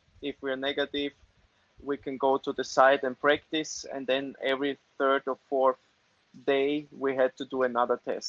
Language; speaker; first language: English; non-native, fluent; German